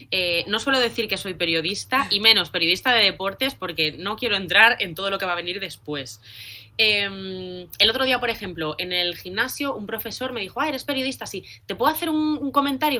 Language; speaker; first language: Spanish; native; Spanish